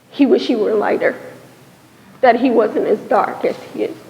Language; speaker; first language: English; native; English